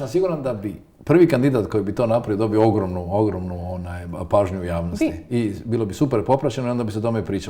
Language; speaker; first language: Croatian; native; Croatian